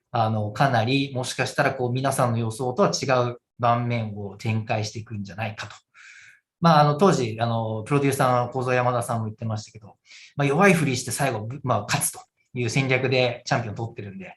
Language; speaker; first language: Japanese; native; Japanese